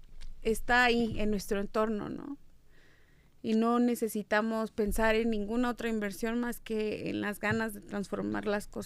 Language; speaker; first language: Spanish; native; Spanish